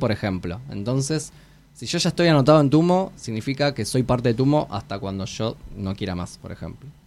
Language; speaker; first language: Spanish; native; Spanish